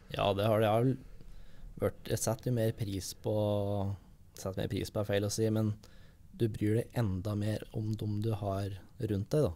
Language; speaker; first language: Norwegian; native; Norwegian